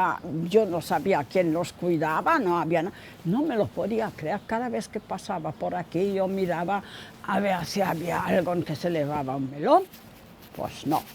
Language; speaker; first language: Spanish; non-native, fluent; German